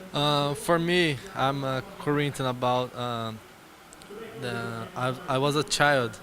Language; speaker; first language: English; non-native, learner; Portuguese